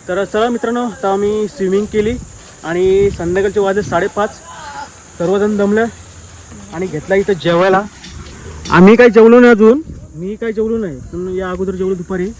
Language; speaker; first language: Marathi; native; Marathi